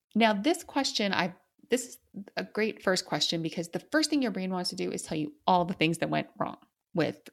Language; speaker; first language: English; native; English